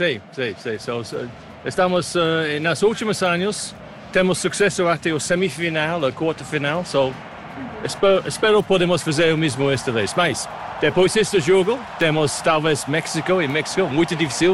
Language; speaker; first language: Portuguese; non-native, learner; English